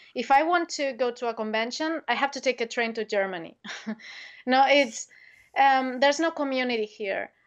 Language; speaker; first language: English; non-native, fluent; Spanish